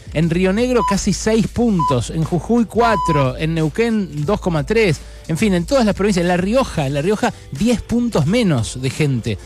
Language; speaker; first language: Spanish; native; Spanish